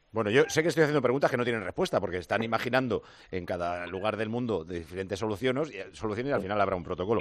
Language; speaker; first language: Spanish; native; Spanish